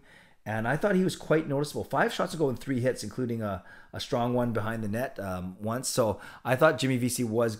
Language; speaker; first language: English; native; English